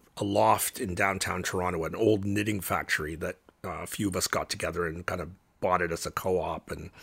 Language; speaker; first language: English; native; English